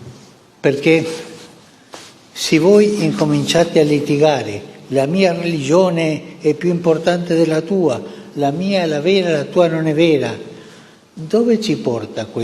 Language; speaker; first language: Italian; non-native, fluent; Spanish